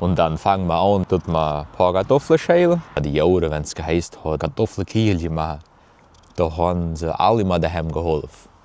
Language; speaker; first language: German; early bilingual, heritage; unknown